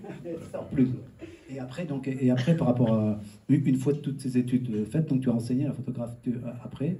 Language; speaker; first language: French; native; French